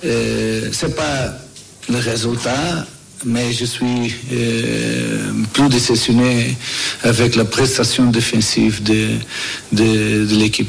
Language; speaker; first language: French; non-native, learner; Portuguese